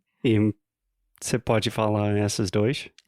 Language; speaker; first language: Portuguese; non-native, fluent; English